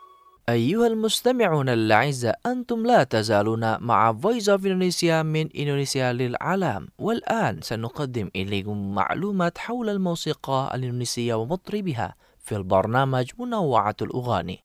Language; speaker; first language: Arabic; non-native, fluent; Indonesian